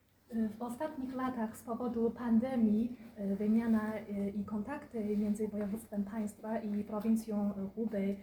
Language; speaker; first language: Polish; non-native, fluent; Chinese